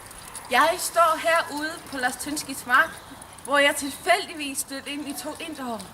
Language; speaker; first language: Danish; native; Danish